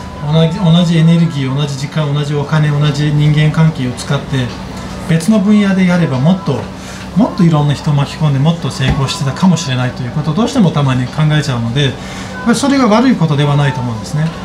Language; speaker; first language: Japanese; non-native, fluent; Azerbaijani